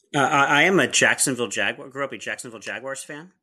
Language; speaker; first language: English; early bilingual, other home language; Italian